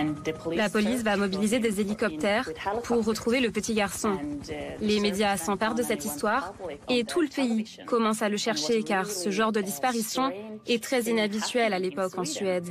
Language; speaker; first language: French; native; French